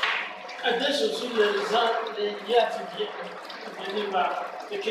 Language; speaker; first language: Italian; non-native, learner; English